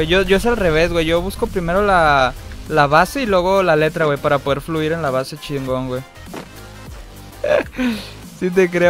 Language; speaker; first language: Spanish; native; Spanish